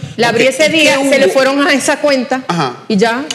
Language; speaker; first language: Spanish; non-native, fluent; Haitian Creole